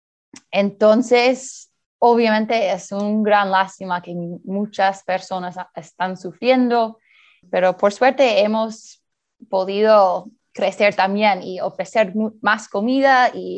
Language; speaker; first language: Spanish; early bilingual, heritage; Spanish